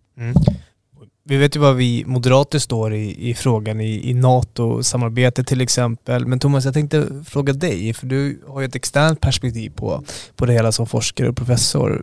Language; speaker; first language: Swedish; native; Swedish